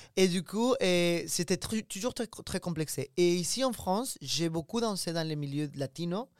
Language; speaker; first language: French; non-native, fluent; Spanish